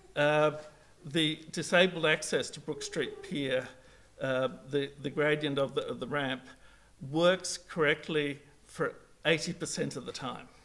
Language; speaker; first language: English; native; English